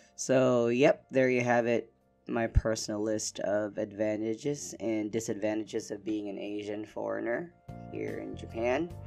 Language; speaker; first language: English; non-native, local second language; Filipino